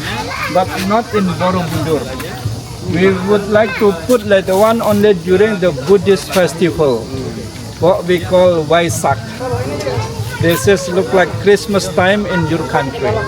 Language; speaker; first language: English; non-native, learner; Indonesian